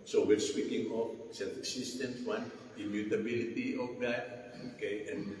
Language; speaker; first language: English; non-native, local second language; Filipino